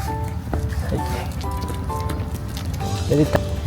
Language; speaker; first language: Japanese; native; Japanese